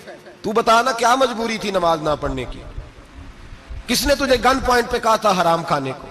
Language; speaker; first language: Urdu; non-native, local second language; Punjabi